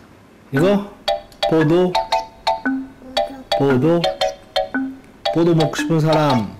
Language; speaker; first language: Korean; non-native, learner; Japanese